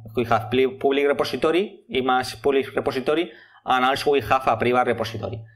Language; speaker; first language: English; non-native, learner; Spanish